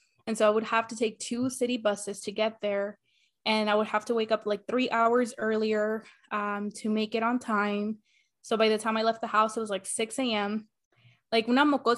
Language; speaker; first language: English; early bilingual, other home language; Spanish